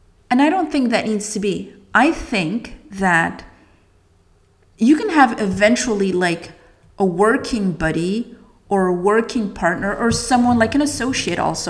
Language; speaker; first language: English; non-native, fluent; French